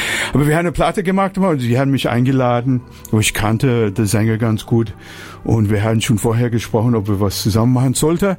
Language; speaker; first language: German; non-native, fluent; English